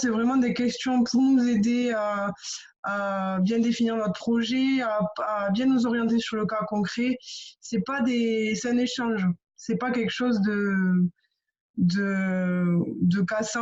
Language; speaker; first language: French; native; French